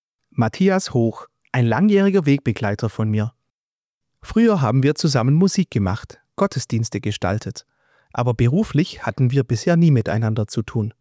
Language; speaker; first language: German; native; German